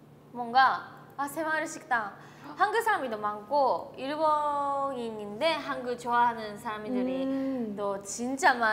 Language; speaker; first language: Korean; non-native, learner; Japanese